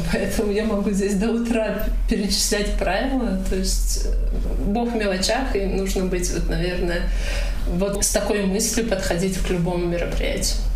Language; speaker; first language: Russian; non-native, local second language; Tajik